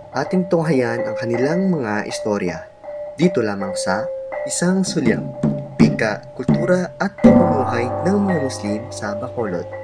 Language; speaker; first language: Filipino; non-native, local second language; Hiligaynon